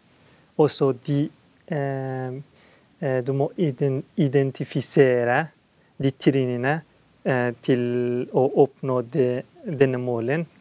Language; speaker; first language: Swedish; non-native, learner; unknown